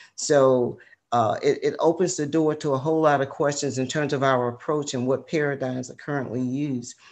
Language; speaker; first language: English; native; English